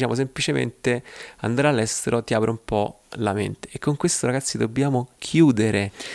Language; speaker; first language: Italian; native; Italian